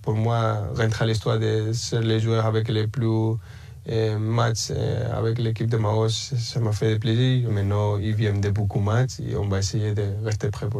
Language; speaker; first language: French; early bilingual, other home language; Spanish